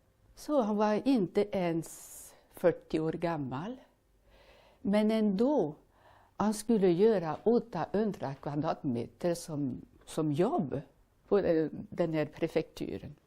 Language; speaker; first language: Swedish; non-native, fluent; French